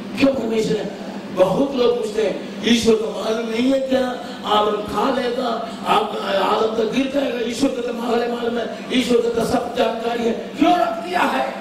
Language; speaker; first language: Hindi; non-native, local second language; Tamil